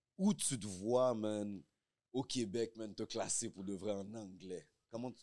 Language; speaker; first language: French; native; French